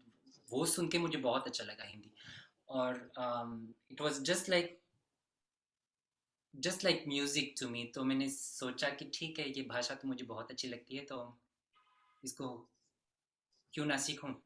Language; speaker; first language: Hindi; non-native, fluent; French